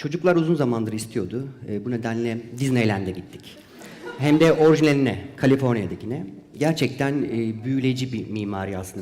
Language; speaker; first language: Turkish; native; Turkish